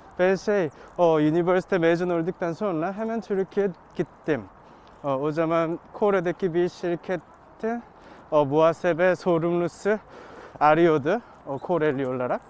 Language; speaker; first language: Turkish; non-native, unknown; Korean